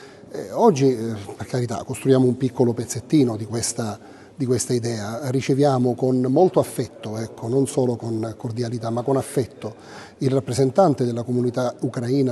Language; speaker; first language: Italian; native; Italian